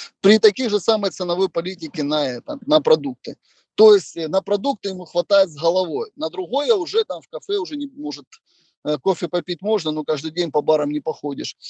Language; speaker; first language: Russian; native; Russian